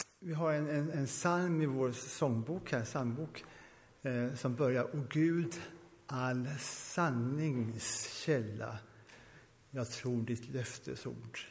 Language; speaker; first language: Swedish; early bilingual, heritage; Swedish